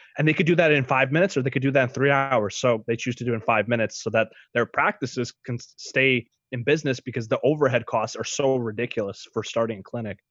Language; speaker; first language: English; early bilingual, other home language; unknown